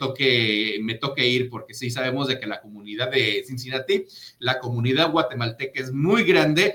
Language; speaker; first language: Spanish; native; Spanish